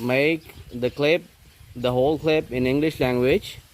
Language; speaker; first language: English; non-native, learner; Thai